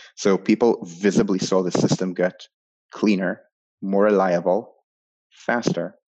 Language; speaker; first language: English; non-native, fluent; Hebrew